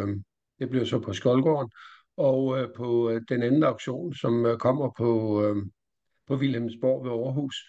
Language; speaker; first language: Danish; native; Danish